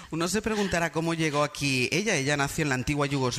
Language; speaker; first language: Spanish; native; Spanish